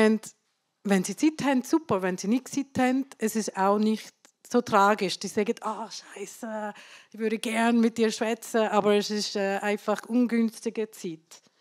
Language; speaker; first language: German; non-native, fluent; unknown